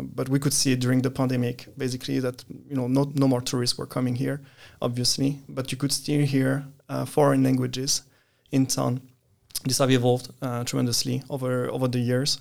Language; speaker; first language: English; non-native, fluent; French